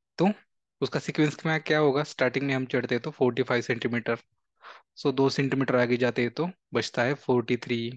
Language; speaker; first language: Hindi; non-native, local second language; Marathi